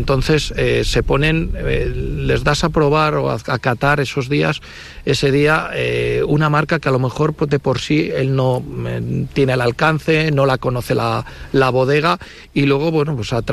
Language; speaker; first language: Spanish; native; Spanish